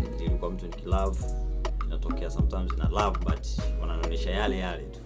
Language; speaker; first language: Swahili; native; Swahili